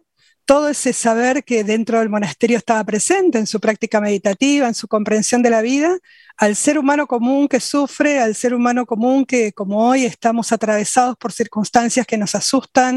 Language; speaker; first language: Spanish; native; Spanish